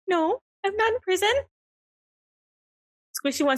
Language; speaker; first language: English; native; English